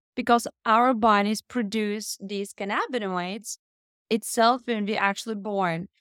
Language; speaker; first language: English; non-native, fluent; Lithuanian